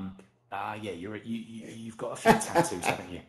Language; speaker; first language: English; native; English